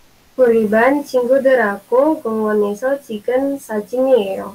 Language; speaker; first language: Korean; non-native, learner; Indonesian